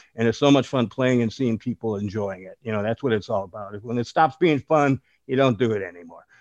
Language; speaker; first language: English; native; English